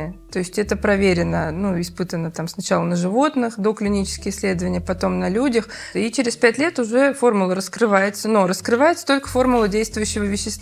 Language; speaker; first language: Russian; native; Russian